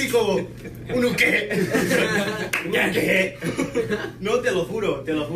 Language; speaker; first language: Spanish; non-native, fluent; Portuguese